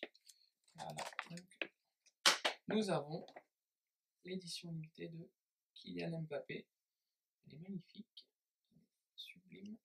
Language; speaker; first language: French; native; French